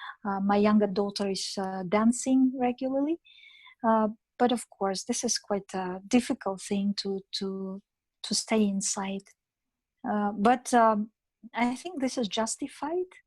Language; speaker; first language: English; non-native, fluent; Russian